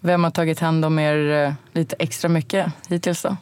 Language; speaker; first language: Swedish; native; Swedish